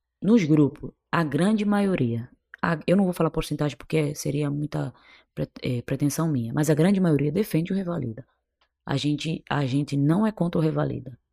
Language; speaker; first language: Portuguese; non-native, local second language; Kabuverdianu